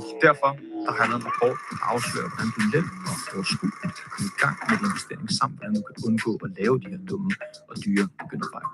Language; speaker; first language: Danish; native; Danish